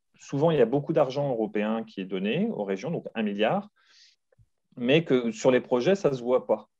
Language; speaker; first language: French; native; French